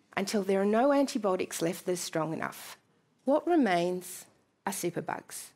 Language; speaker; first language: English; native; English